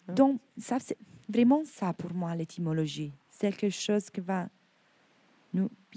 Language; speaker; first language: French; non-native, fluent; Italian